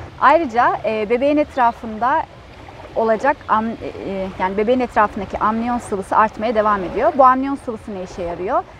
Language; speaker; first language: Turkish; native; Turkish